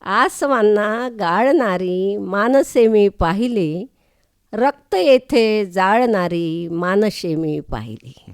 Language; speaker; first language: Marathi; native; Marathi